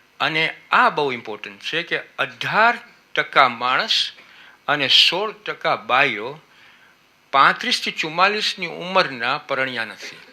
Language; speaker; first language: Gujarati; early bilingual, heritage; Gujarati